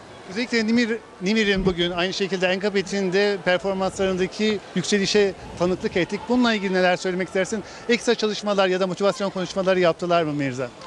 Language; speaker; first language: Turkish; native; Turkish